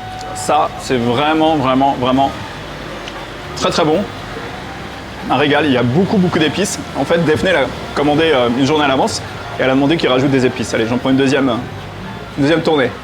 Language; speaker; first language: French; native; French